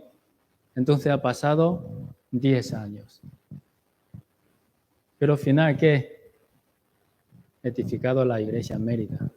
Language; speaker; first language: Spanish; non-native, learner; Chinese